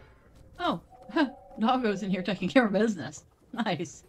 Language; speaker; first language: English; native; English